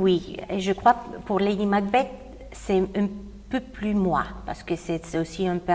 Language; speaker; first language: French; non-native, fluent; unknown